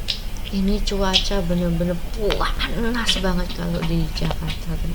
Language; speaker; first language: Indonesian; non-native, local second language; Javanese